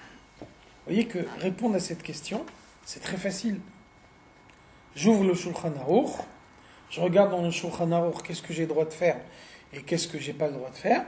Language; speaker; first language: French; native; French